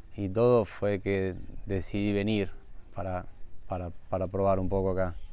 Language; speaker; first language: Spanish; native; Spanish